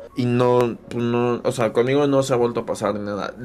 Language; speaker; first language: Spanish; native; Spanish